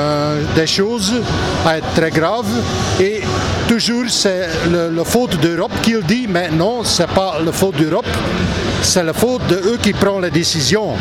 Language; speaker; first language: French; non-native, local second language; Dutch